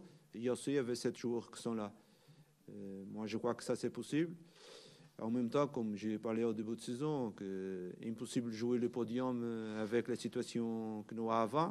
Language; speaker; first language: French; non-native, learner; Portuguese